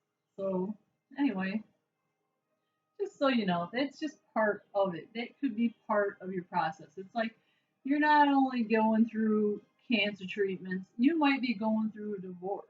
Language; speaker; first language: English; native; English